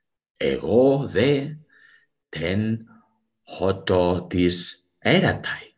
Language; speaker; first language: Greek; non-native, learner; English